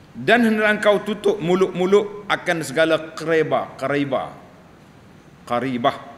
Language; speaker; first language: Malay; native; Malay